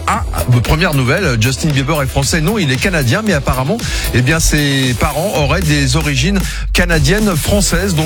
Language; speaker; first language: French; native; French